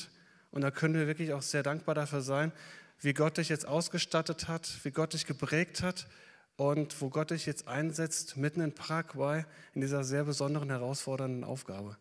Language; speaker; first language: German; native; German